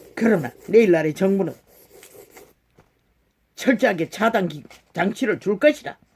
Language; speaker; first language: Korean; native; Korean